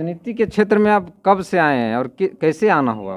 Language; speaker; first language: Hindi; native; Hindi